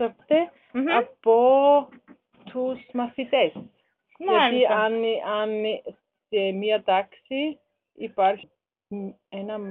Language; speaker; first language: Greek; non-native, learner; German